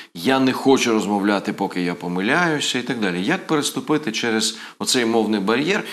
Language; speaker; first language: Ukrainian; non-native, local second language; Russian